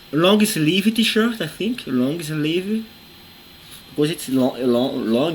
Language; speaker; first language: English; non-native, fluent; Portuguese